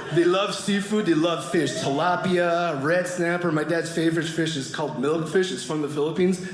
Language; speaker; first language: English; native; English